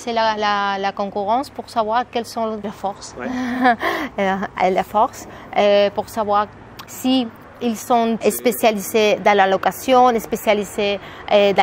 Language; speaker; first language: French; non-native, fluent; Spanish